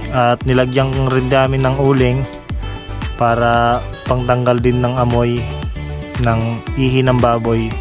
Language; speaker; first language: Filipino; non-native, local second language; Cebuano